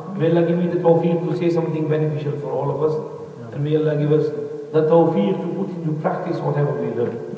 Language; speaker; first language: English; native; English